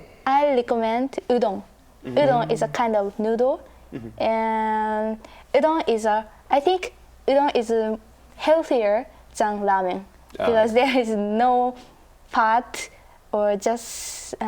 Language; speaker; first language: English; non-native, learner; Japanese